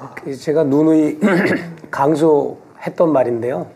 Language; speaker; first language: Korean; native; Korean